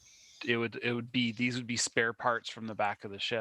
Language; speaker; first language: English; native; English